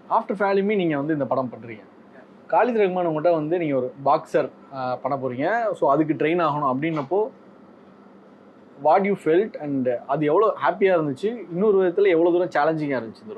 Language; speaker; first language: Tamil; native; Tamil